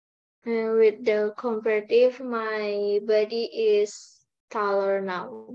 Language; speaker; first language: English; non-native, learner; Indonesian